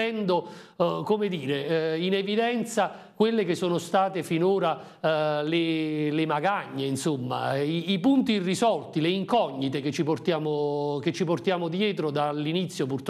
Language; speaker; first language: Italian; native; Italian